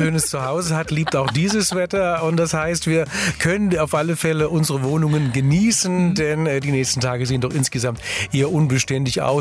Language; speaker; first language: German; native; German